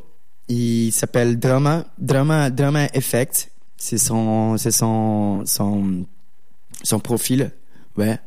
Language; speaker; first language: French; non-native, learner; Portuguese